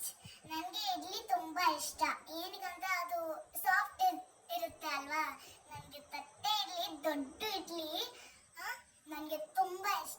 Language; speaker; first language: Kannada; non-native, local second language; Hindi